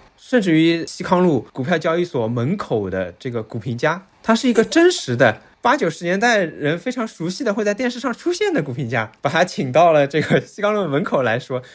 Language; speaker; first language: Chinese; native; Chinese